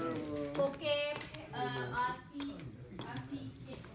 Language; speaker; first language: Spanish; non-native, learner; English